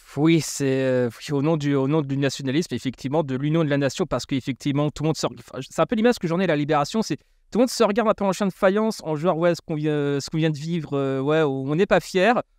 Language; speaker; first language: French; native; French